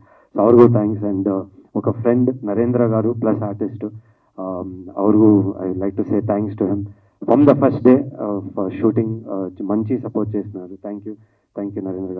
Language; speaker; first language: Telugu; non-native, learner; Kannada